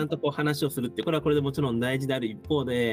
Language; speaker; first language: Japanese; native; Japanese